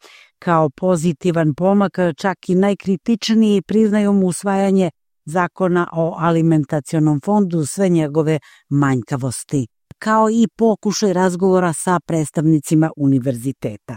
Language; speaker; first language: Croatian; native; Croatian